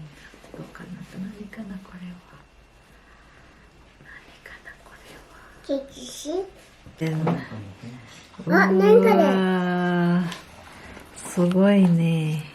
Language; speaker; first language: Japanese; non-native, fluent; Filipino